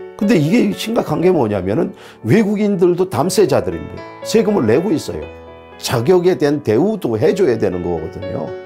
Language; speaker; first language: Korean; native; Korean